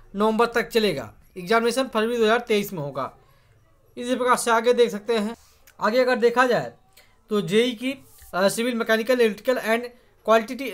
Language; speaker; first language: Hindi; native; Hindi